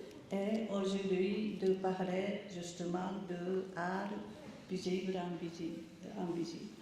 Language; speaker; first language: French; non-native, learner; Japanese